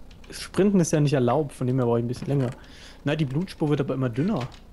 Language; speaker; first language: German; native; German